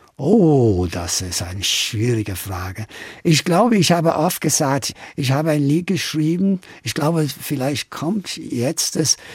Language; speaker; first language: German; non-native, fluent; English